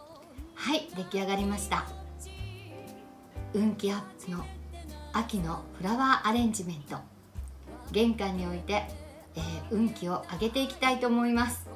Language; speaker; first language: Japanese; native; Japanese